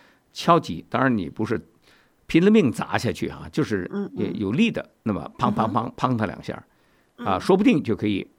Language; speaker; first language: Chinese; native; Chinese